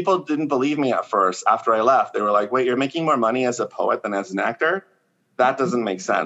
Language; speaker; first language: English; non-native, fluent; Spanish